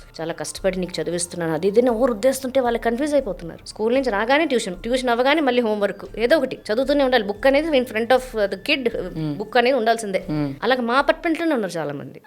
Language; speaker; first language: Telugu; native; Telugu